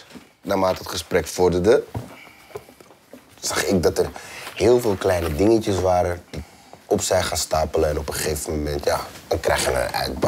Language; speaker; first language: Dutch; native; Dutch